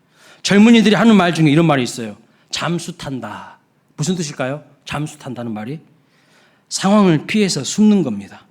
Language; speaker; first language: Korean; native; Korean